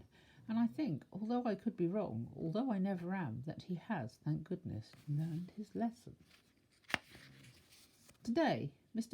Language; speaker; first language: English; native; English